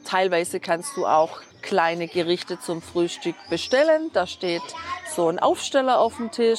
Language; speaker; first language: German; native; German